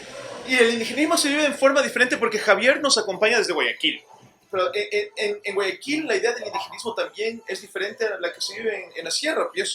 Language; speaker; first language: Spanish; native; Spanish